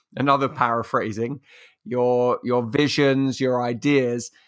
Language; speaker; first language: English; native; English